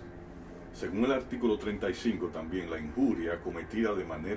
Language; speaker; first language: Spanish; native; Spanish